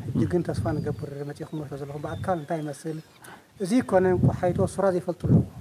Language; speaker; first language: Tigrinya; non-native, local second language; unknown